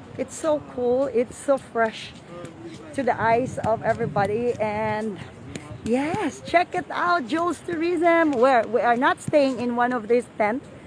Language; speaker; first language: English; non-native, local second language; Filipino